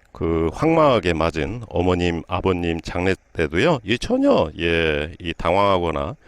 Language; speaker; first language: Korean; native; Korean